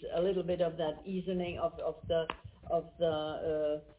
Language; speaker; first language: English; non-native, fluent; Czech